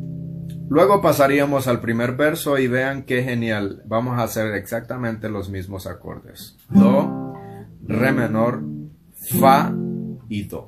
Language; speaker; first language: Spanish; native; Spanish